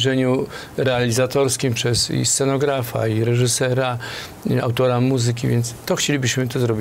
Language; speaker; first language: Polish; native; Polish